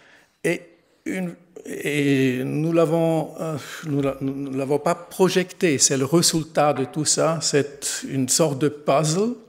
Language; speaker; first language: French; non-native, learner; German